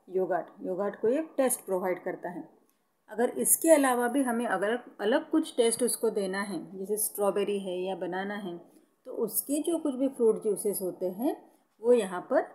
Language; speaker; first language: Hindi; non-native, local second language; Marathi